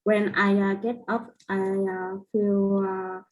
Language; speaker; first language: English; non-native, learner; Vietnamese